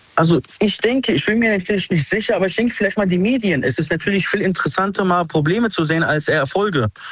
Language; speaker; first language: German; early bilingual, other home language; Arabic